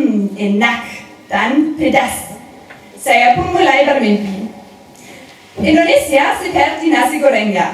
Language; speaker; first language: Indonesian; non-native, learner; German